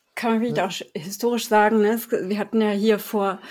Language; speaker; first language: German; native; German